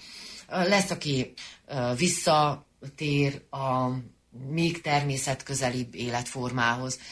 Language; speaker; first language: Hungarian; native; Hungarian